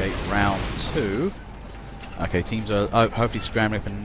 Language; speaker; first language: English; native; English